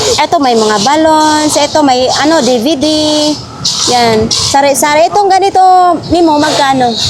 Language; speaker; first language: Filipino; non-native, local second language; Masbatenyo